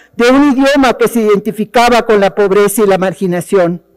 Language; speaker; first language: Spanish; native; Spanish